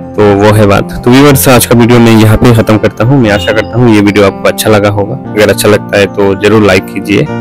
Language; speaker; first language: Hindi; non-native, local second language; Bangla